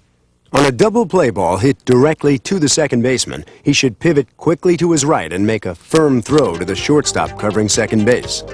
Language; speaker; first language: English; native; English